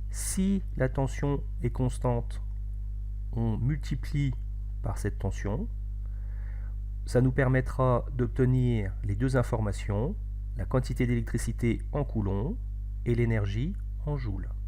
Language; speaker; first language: French; native; French